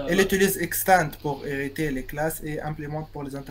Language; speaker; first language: French; non-native, local second language; Arabic